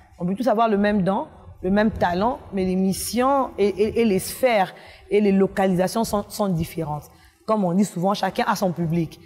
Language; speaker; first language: French; non-native, local second language; Lingala